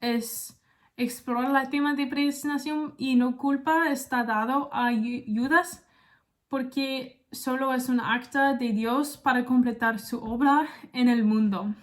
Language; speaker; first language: Spanish; non-native, learner; English